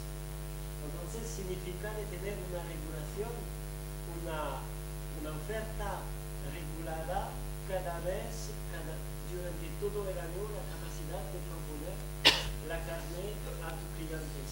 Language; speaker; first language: Spanish; non-native, fluent; French